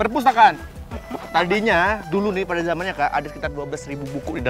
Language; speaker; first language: Indonesian; native; Indonesian